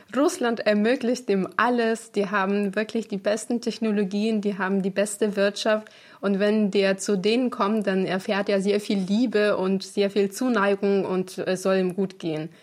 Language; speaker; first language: German; non-native, fluent; Ukrainian